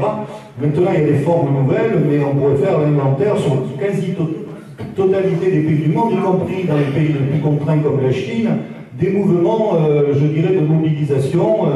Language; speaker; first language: French; native; French